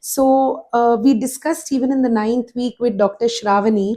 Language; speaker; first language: English; non-native, local second language; Telugu